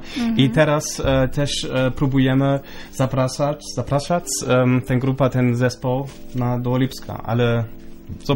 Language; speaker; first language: Polish; non-native, local second language; German